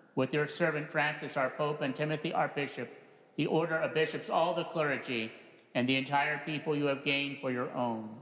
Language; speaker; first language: English; native; English